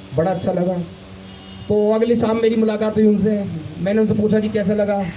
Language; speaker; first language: Hindi; native; Hindi